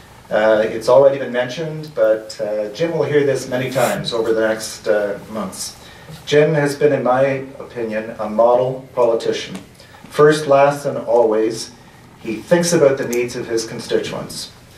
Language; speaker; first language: English; native; English